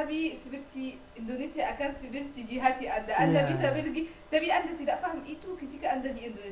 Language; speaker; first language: Indonesian; non-native, learner; Arabic